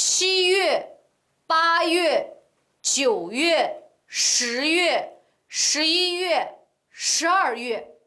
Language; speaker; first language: Chinese; non-native, local second language; Uyghur